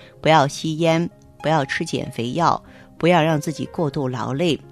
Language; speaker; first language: Chinese; native; Chinese